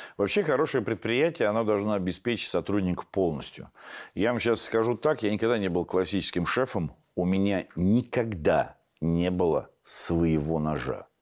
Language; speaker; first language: Russian; native; Russian